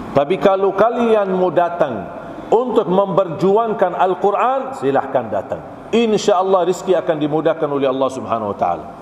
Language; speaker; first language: Malay; non-native, fluent; Arabic